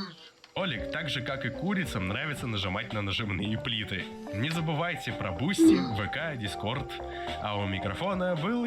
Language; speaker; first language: Russian; native; Russian